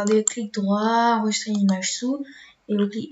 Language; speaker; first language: French; native; French